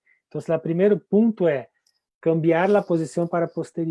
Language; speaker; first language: Spanish; non-native, fluent; Portuguese